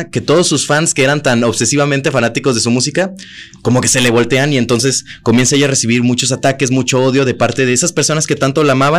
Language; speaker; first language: Spanish; native; Spanish